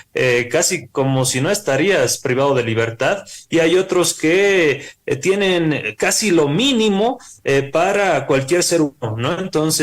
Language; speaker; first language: Spanish; native; Spanish